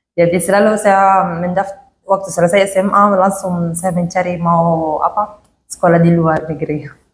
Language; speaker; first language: Indonesian; non-native, fluent; Arabic